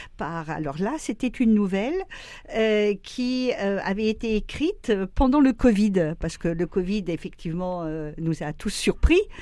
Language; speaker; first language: French; native; French